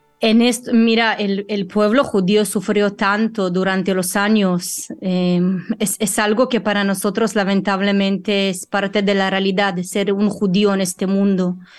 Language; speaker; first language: Spanish; non-native, fluent; Russian